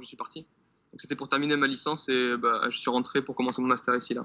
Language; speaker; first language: French; native; French